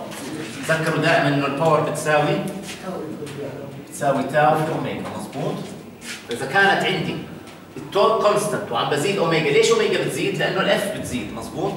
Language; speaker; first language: Arabic; native; Arabic